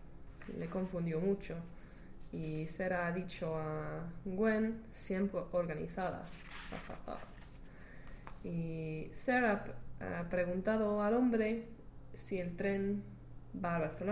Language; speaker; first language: Spanish; non-native, learner; English